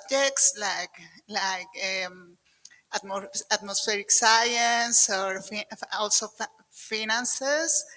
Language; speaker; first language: English; non-native, learner; Spanish